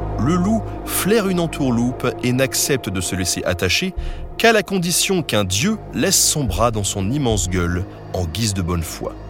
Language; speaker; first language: French; native; French